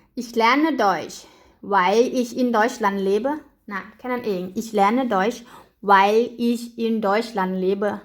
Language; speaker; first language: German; non-native, fluent; Thai